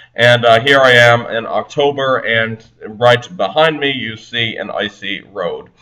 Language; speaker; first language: English; native; English